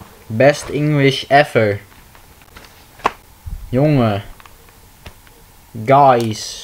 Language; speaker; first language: English; non-native, learner; Dutch